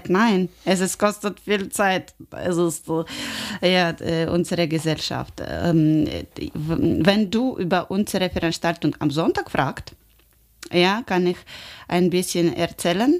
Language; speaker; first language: German; non-native, learner; Ukrainian